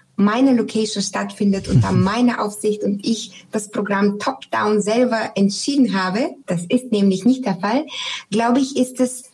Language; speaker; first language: German; non-native, fluent; Bulgarian